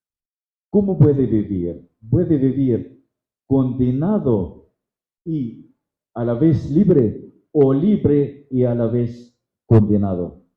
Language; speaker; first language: Spanish; non-native, fluent; Arabic